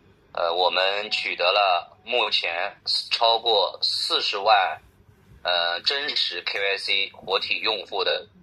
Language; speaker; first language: Chinese; native; Chinese